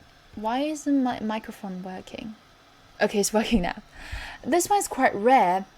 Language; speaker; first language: English; non-native, fluent; Chinese